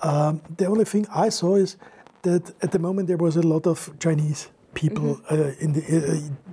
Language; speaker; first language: English; non-native, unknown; German